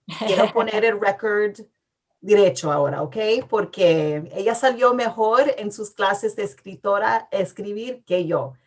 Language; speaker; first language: Spanish; early bilingual, heritage; English